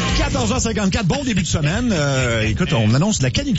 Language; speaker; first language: French; native; French